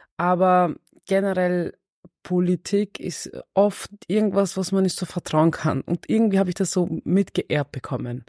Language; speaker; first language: German; early bilingual, other home language; Turkish